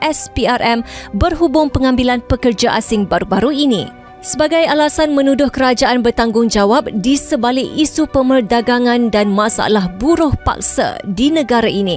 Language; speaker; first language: Malay; native; Malay